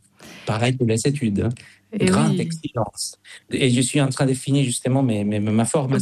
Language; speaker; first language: French; non-native, fluent; Spanish